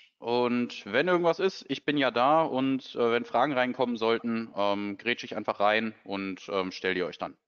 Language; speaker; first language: German; native; German